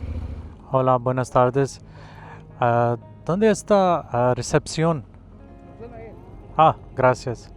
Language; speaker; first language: Spanish; non-native, learner; Urdu